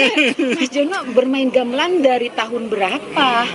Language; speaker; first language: Indonesian; native; Indonesian